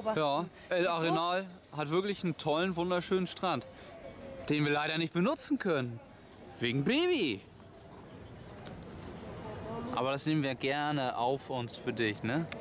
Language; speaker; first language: German; native; German